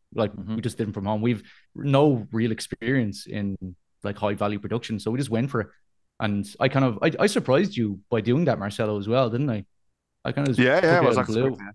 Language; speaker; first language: English; native; English